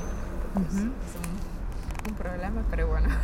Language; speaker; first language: Spanish; non-native, fluent; English